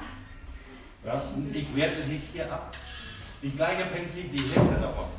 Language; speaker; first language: German; non-native, learner; Thai